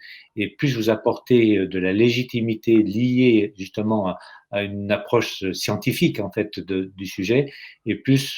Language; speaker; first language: French; native; French